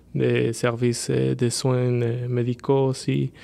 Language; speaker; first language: French; non-native, fluent; Spanish